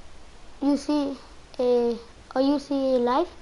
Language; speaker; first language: English; non-native, learner; French